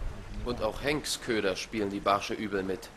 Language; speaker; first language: German; native; German